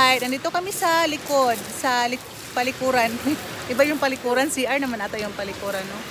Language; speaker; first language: Filipino; non-native, local second language; Cebuano